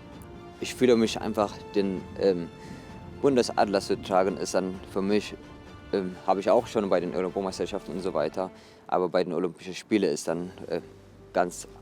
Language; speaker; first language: German; non-native, fluent; Tigrinya